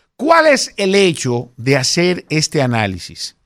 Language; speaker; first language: Spanish; native; Spanish